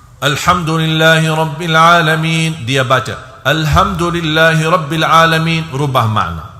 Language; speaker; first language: Indonesian; non-native, fluent; Arabic